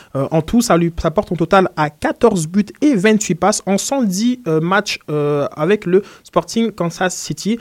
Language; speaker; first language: French; native; French